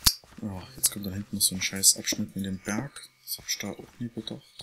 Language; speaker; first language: German; native; German